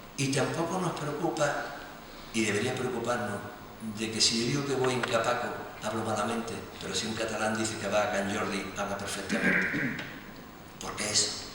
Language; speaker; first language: Spanish; native; Spanish